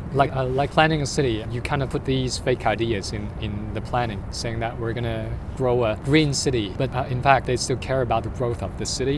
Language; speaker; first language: English; non-native, fluent; Chinese